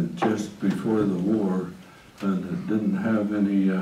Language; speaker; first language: English; native; English